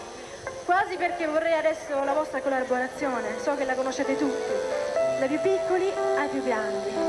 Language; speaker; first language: Italian; native; Italian